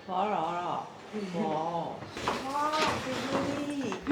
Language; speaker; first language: French; non-native, learner; Japanese